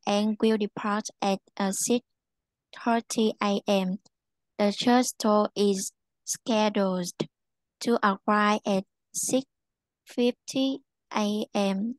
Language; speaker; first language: English; non-native, learner; Vietnamese